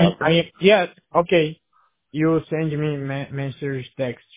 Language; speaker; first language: English; non-native, learner; Portuguese